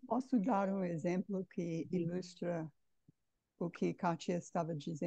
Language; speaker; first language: Portuguese; non-native, fluent; English